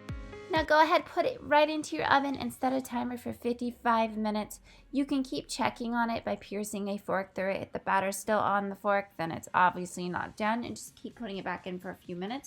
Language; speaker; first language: English; native; English